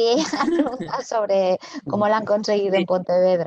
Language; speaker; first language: Spanish; native; Spanish